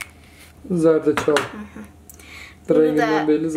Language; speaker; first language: Turkish; native; Turkish